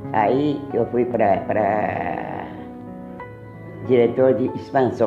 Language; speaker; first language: Portuguese; early bilingual, heritage; Japanese